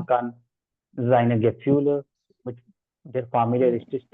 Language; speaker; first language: German; non-native, fluent; Hindi